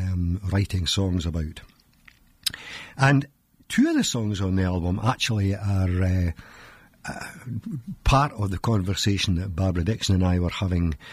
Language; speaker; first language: English; native; English